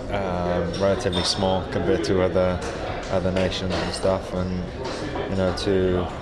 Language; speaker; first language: English; native; English